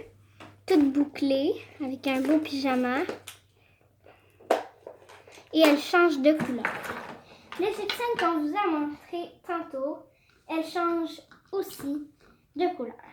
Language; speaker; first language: French; native; French